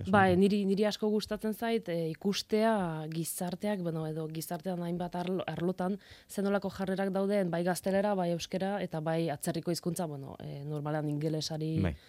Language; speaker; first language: Basque; non-native, fluent; Polish